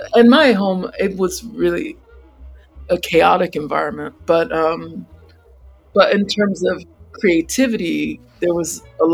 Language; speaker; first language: English; native; English